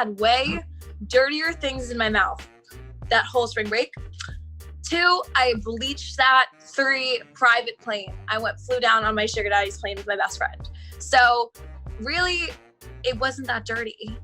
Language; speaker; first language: English; native; English